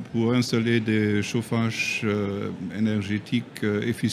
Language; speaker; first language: French; non-native, learner; German